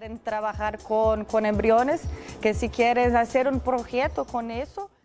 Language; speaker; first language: Spanish; non-native, fluent; Portuguese